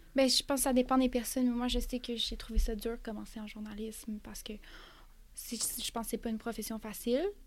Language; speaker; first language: French; native; French